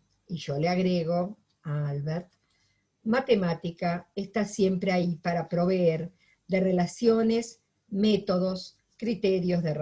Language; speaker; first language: Spanish; native; Spanish